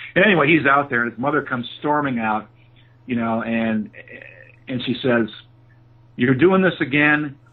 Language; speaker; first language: English; native; English